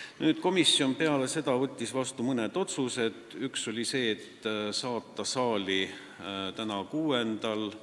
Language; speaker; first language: Estonian; non-native, local second language; Russian